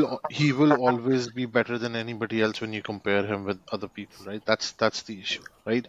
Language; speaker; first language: English; non-native, local second language; Hindi